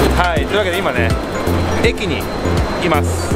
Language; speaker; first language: Japanese; native; Japanese